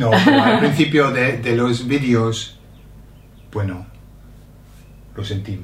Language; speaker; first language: Spanish; non-native, fluent; English